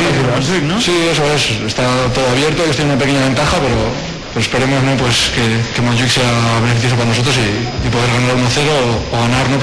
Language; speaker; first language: Spanish; native; Spanish